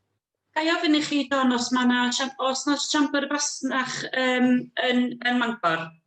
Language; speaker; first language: Welsh; native; Welsh